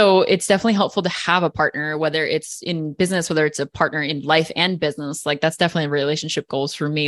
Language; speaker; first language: English; native; English